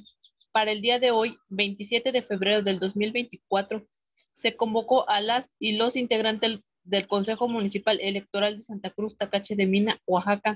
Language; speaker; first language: Spanish; native; Spanish